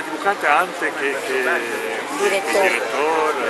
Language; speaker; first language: Spanish; non-native, learner; Italian